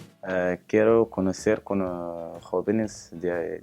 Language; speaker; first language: Spanish; non-native, learner; Arabic